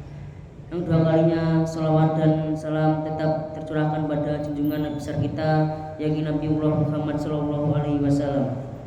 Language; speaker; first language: Indonesian; native; Indonesian